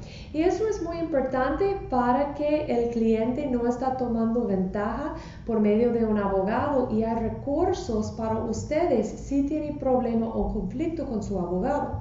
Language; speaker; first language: Spanish; non-native, fluent; English